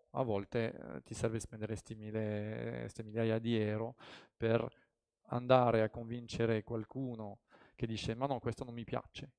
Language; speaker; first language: Italian; non-native, fluent; French